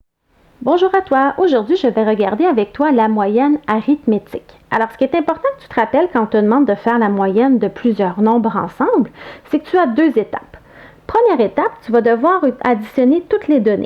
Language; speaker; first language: French; native; French